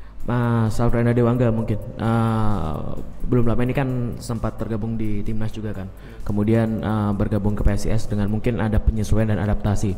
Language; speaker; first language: Indonesian; native; Indonesian